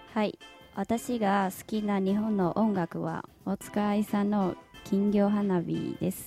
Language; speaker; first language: Japanese; non-native, fluent; Chinese